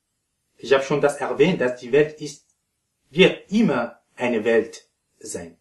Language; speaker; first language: German; non-native, fluent; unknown